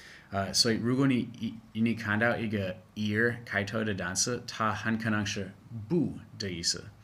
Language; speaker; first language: Chinese; non-native, fluent; English